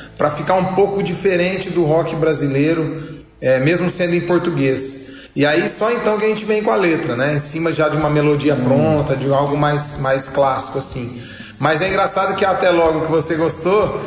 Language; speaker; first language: Portuguese; native; Portuguese